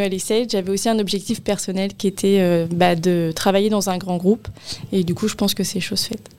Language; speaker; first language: French; native; French